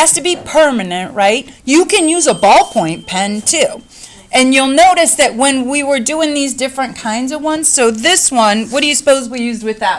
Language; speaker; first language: English; native; English